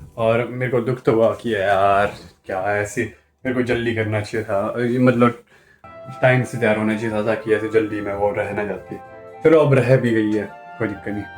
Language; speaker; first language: Hindi; native; Hindi